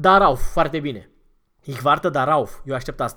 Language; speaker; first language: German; non-native, fluent; Romanian